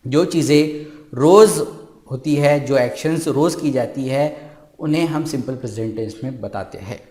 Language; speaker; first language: Hindi; non-native, local second language; Marathi